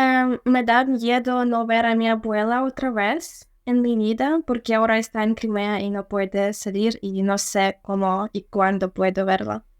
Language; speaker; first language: Spanish; non-native, fluent; Ukrainian